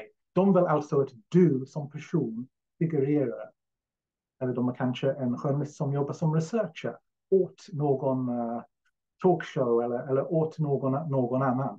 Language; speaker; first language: Swedish; non-native, fluent; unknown